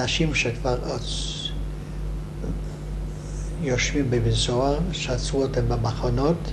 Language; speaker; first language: Hebrew; non-native, fluent; Hungarian